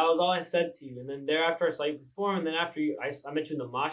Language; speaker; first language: English; native; English